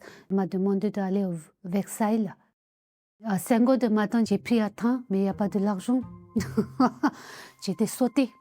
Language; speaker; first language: French; non-native, learner; Tibetan